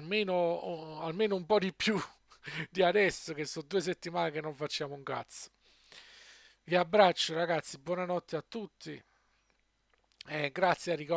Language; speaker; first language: Italian; native; Italian